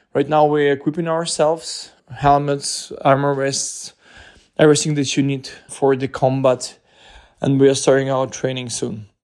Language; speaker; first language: English; non-native, fluent; Ukrainian